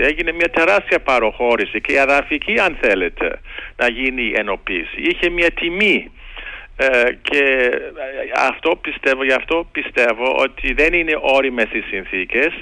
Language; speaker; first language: Greek; non-native, fluent; German